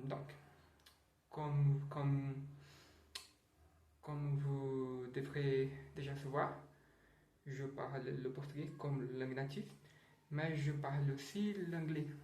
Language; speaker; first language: French; non-native, learner; Portuguese